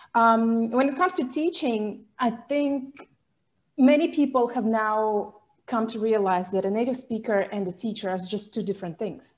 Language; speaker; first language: English; non-native, fluent; Russian